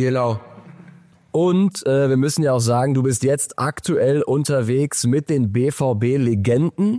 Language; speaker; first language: German; native; German